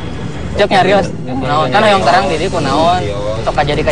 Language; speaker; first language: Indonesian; non-native, local second language; Sundanese